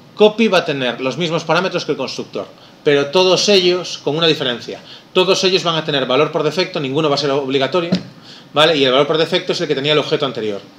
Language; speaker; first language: Spanish; non-native, local second language; Galician